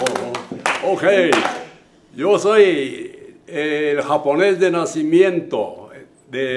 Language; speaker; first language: Spanish; non-native, fluent; Japanese